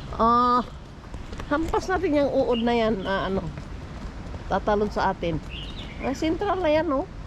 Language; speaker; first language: Filipino; non-native, local second language; Cebuano